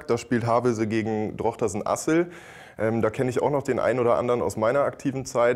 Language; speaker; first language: German; native; German